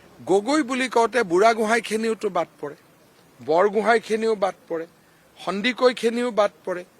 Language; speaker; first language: Assamese; native; Assamese